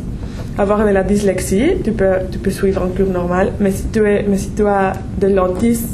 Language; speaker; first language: French; non-native, fluent; Spanish